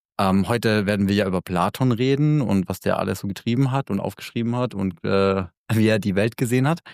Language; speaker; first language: German; native; German